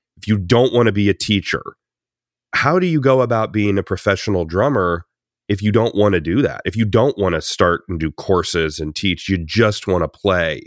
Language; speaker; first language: English; native; English